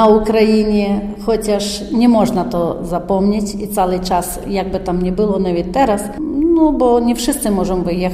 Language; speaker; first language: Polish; non-native, learner; Ukrainian